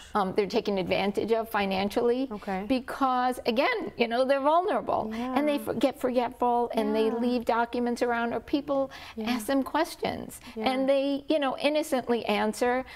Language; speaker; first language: English; native; English